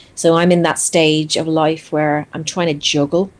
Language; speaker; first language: English; non-native, fluent; Greek